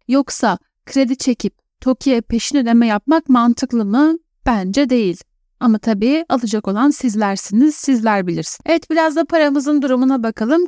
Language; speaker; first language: Turkish; native; Turkish